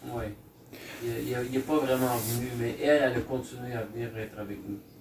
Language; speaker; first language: French; native; French